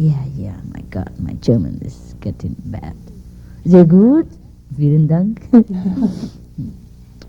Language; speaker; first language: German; non-native, learner; Vietnamese